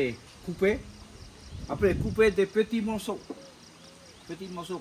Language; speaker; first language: French; non-native, local second language; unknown